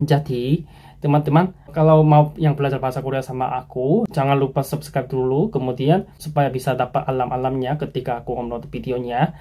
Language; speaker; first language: Indonesian; non-native, fluent; Korean